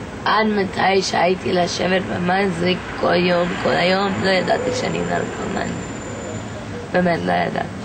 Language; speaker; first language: Hebrew; non-native, fluent; English